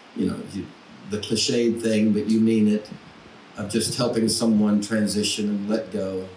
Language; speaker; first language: English; native; English